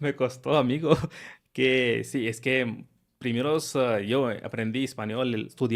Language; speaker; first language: Spanish; non-native, fluent; Hindi